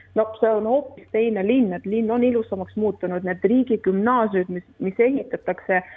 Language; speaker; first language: Estonian; non-native, local second language; Russian